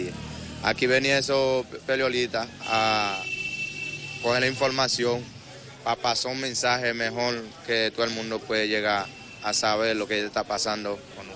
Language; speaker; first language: Spanish; non-native, learner; Haitian Creole